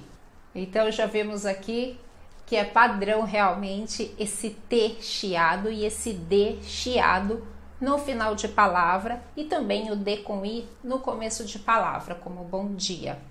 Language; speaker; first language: Portuguese; native; Portuguese